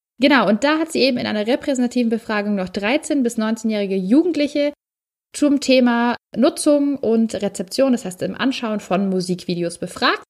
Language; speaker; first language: German; native; German